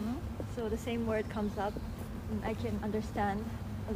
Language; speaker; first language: English; non-native, fluent; Japanese